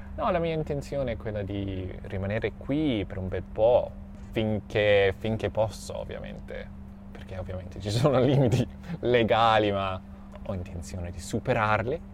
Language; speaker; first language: Italian; non-native, fluent; English